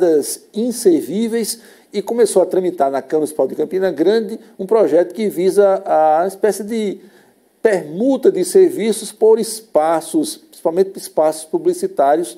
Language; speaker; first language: Portuguese; native; Portuguese